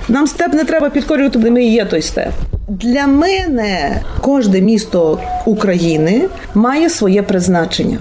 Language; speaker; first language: Ukrainian; native; Ukrainian